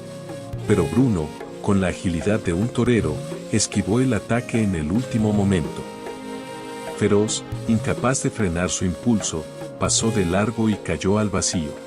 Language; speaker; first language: Spanish; native; Spanish